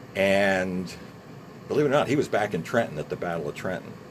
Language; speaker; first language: English; native; English